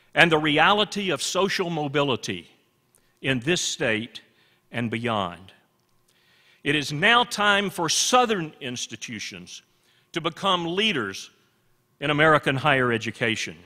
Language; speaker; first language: English; native; English